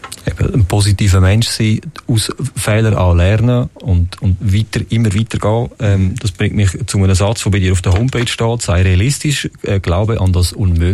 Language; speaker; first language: German; native; German